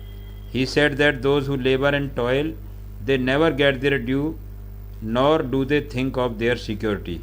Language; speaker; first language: English; non-native, local second language; Hindi